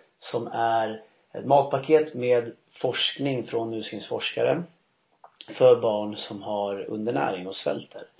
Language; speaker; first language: Swedish; early bilingual, heritage; Swedish